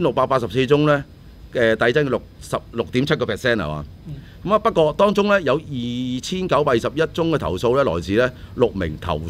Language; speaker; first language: Cantonese; native; Cantonese